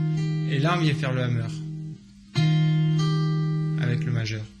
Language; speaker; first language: French; native; French